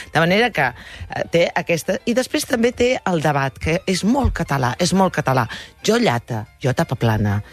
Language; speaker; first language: Catalan; native; Catalan